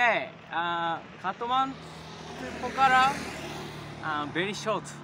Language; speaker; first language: English; non-native, learner; Japanese